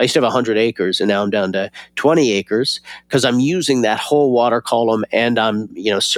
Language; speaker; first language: English; native; English